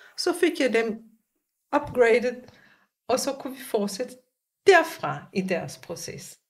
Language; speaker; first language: Danish; non-native, fluent; Hebrew